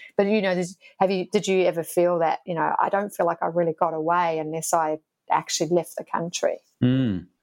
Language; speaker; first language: English; native; English